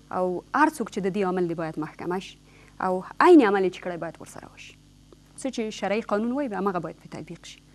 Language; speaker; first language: Pashto; non-native, local second language; Persian